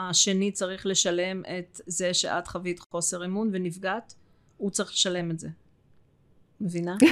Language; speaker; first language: Hebrew; early bilingual, other home language; Russian